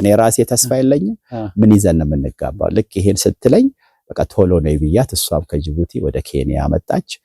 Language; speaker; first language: Amharic; native; Amharic